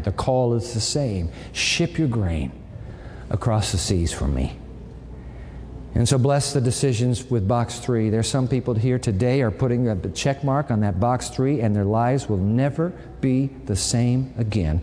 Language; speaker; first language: English; early bilingual, other home language; Japanese